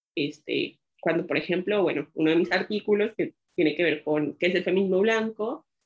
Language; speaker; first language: Spanish; native; Spanish